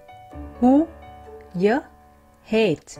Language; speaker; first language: Dutch; non-native, learner; Vietnamese